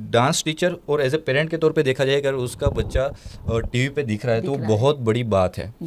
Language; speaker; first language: Hindi; non-native, local second language; Gujarati